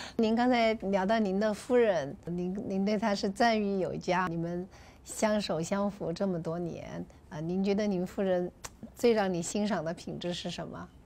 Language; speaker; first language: Chinese; native; Chinese